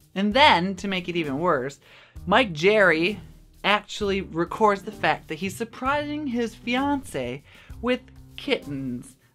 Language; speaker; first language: English; native; English